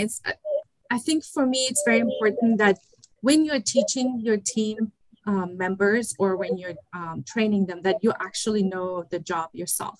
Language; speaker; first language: English; non-native, fluent; German